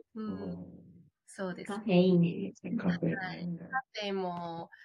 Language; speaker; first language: Japanese; non-native, fluent; Chinese